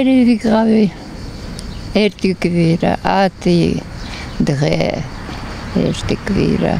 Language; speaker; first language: Georgian; non-native, learner; Russian